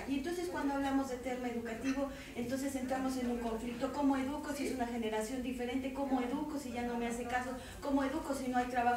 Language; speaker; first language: Spanish; native; Spanish